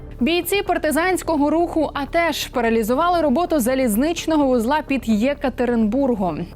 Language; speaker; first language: Ukrainian; native; Ukrainian